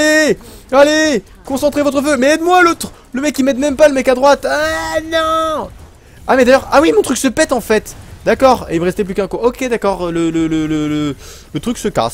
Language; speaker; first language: French; native; French